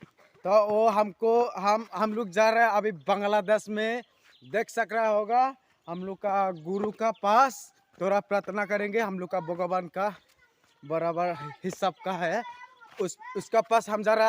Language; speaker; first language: Hindi; non-native, local second language; Chakma